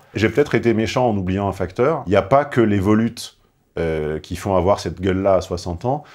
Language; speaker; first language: French; native; French